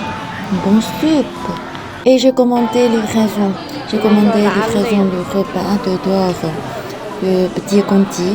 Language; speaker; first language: French; non-native, fluent; Chinese